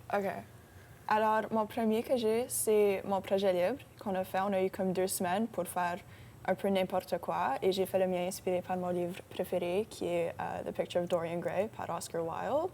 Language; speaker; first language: French; non-native, local second language; English